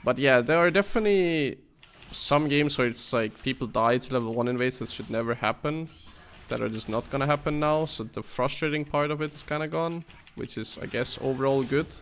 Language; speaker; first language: English; non-native, fluent; Danish